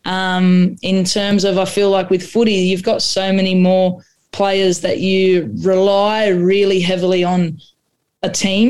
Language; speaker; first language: English; non-native, local second language; Croatian